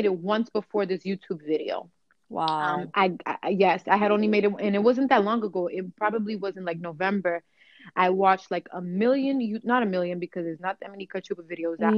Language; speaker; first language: English; early bilingual, other home language; Kabuverdianu